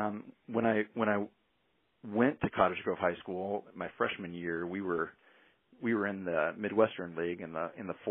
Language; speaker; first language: English; native; English